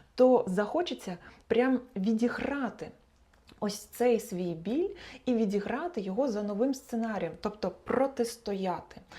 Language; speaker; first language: Ukrainian; non-native, local second language; Russian